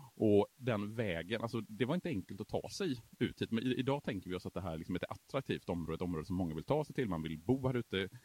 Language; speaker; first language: Swedish; native; Swedish